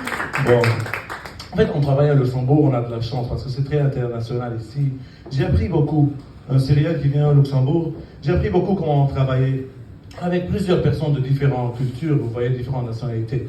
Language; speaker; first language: French; non-native, fluent; Arabic